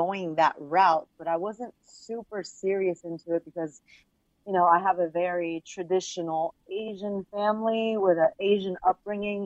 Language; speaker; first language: English; early bilingual, other home language; Chinese